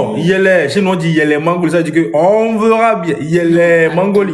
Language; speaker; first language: French; non-native, local second language; Lingala